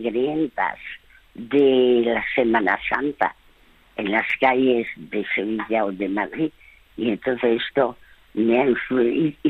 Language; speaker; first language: Spanish; early bilingual, other home language; French